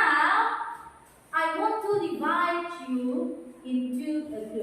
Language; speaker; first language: English; non-native, learner; Indonesian